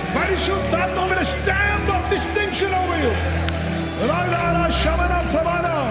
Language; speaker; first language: English; non-native, local second language; Malayalam